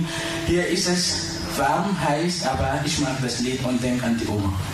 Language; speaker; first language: German; non-native, fluent; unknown